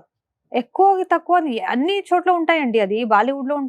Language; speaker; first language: Telugu; non-native, local second language; Kannada